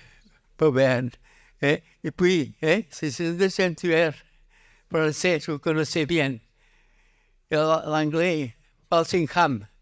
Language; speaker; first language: French; non-native, learner; Catalan